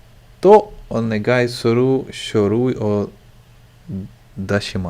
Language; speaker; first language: Japanese; non-native, learner; English